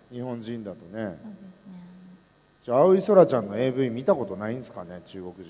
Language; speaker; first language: Japanese; native; Japanese